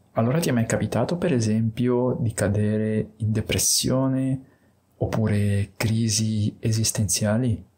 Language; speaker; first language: Italian; native; Italian